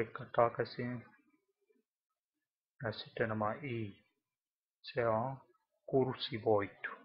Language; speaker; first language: Finnish; non-native, learner; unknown